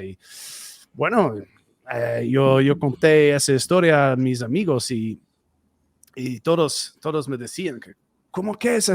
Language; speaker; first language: Spanish; non-native, fluent; Dutch